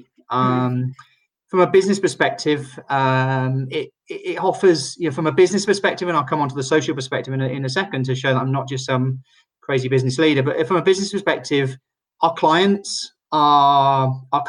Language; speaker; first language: English; native; English